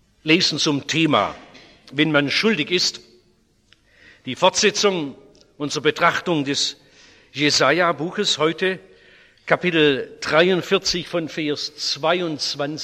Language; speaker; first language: German; native; German